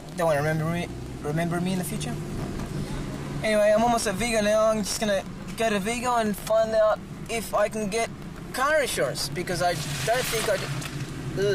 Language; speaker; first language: English; early bilingual, other home language; Spanish